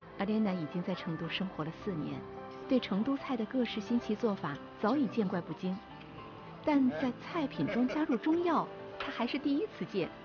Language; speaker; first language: Chinese; native; Chinese